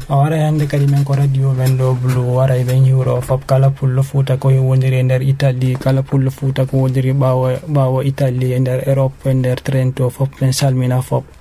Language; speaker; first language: Italian; non-native, learner; Fula